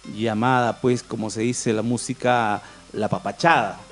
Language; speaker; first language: Spanish; native; Spanish